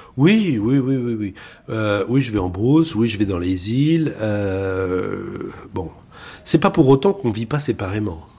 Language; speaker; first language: French; native; French